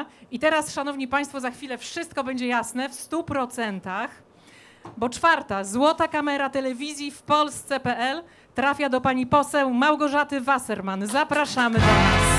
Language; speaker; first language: Polish; native; Polish